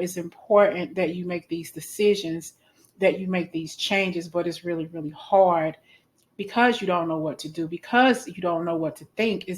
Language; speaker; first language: English; native; English